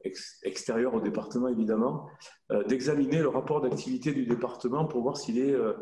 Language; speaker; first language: French; native; French